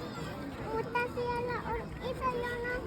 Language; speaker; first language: Finnish; early bilingual, other home language; Bangla